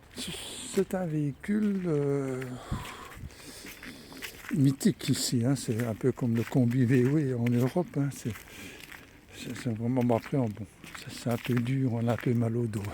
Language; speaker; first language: French; native; French